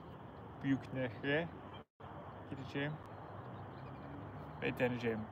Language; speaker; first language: Turkish; non-native, learner; English